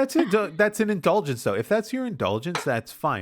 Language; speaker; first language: English; native; English